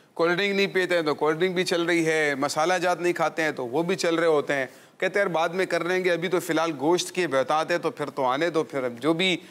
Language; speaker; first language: Urdu; native; Urdu